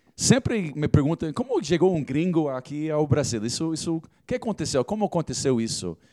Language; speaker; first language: Portuguese; non-native, fluent; English